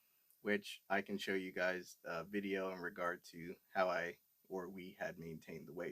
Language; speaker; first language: English; native; English